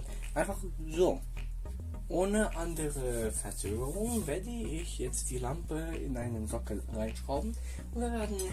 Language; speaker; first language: German; non-native, fluent; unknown